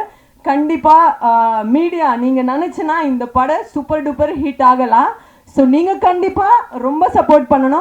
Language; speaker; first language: Tamil; non-native, fluent; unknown